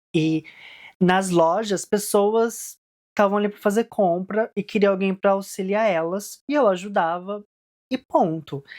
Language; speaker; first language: Portuguese; early bilingual, heritage; Portuguese